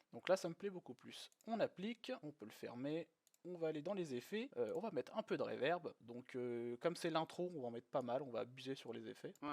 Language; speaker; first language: French; native; French